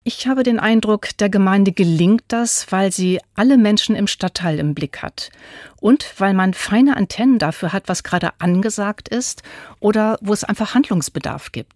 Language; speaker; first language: German; native; German